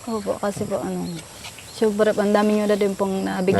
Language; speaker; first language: Filipino; native; Filipino